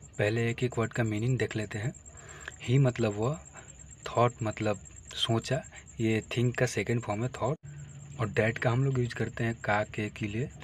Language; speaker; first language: Hindi; native; Hindi